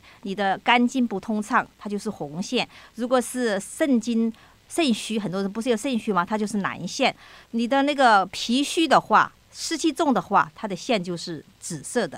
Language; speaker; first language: Chinese; native; Chinese